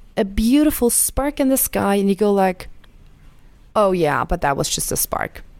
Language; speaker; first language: English; non-native, fluent; German